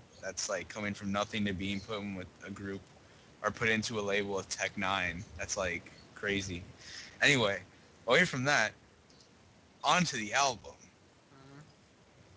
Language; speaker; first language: English; native; English